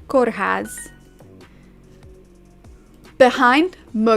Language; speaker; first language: Hungarian; non-native, learner; English